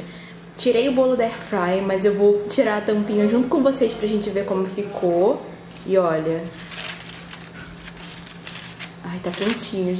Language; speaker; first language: Portuguese; native; Portuguese